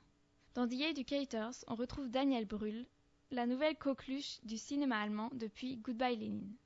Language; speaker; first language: French; native; French